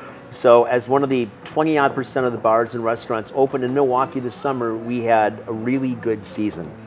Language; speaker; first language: English; native; English